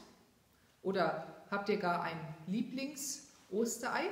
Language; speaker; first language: German; native; German